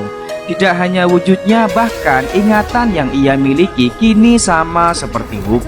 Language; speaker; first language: Indonesian; native; Indonesian